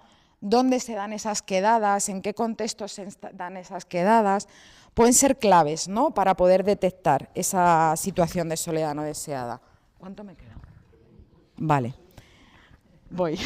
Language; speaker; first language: Spanish; native; Spanish